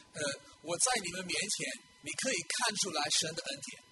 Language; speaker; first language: Chinese; non-native, fluent; English